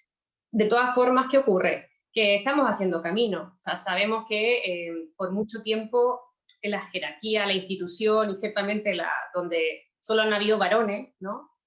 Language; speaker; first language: Spanish; native; Spanish